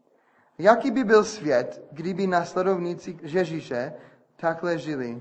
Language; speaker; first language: Czech; non-native, fluent; English